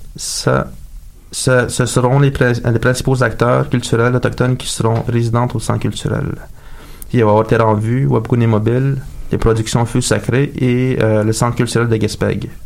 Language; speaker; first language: French; native; French